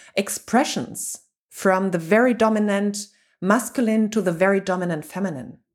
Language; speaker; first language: English; non-native, fluent; German